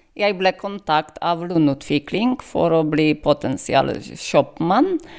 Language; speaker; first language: Norwegian; non-native, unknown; Polish